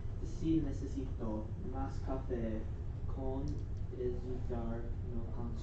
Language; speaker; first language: Spanish; non-native, learner; English